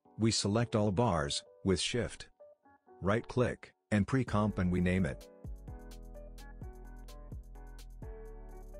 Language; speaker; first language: English; non-native, fluent; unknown